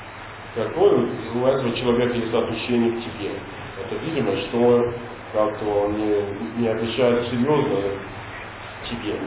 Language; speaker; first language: Russian; non-native, learner; English